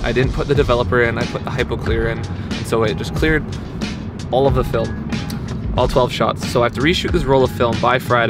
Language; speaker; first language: English; native; English